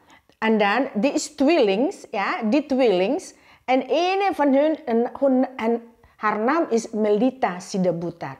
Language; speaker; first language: Dutch; non-native, learner; Indonesian